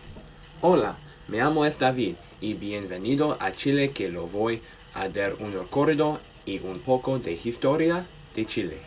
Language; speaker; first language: Spanish; non-native, learner; English